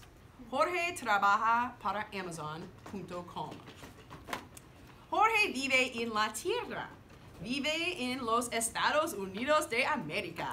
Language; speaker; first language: Spanish; non-native, learner; English